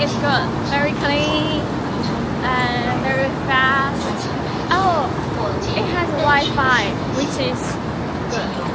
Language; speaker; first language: English; non-native, fluent; Chinese